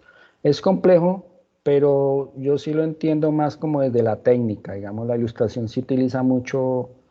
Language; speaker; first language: Spanish; native; Spanish